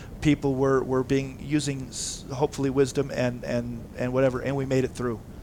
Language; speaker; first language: English; native; English